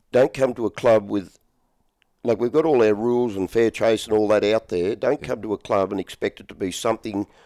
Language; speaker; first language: English; native; English